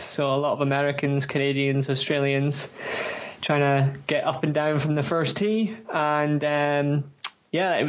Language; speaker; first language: English; native; English